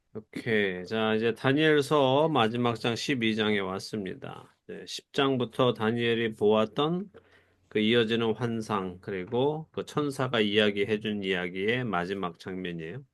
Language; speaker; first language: Korean; native; Korean